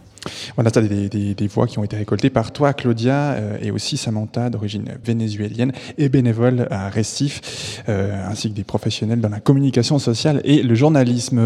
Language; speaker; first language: French; native; French